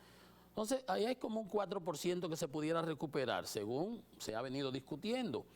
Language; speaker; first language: Spanish; native; Spanish